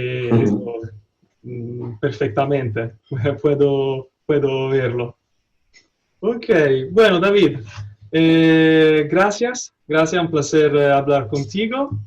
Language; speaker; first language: Spanish; non-native, learner; Italian